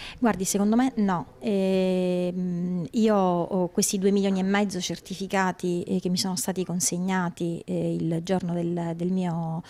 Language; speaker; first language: Italian; native; Italian